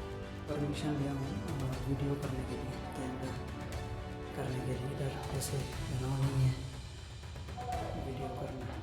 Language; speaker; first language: Hindi; non-native, local second language; Bangla